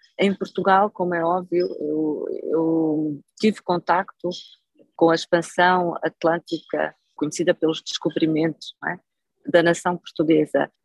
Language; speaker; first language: Portuguese; native; Portuguese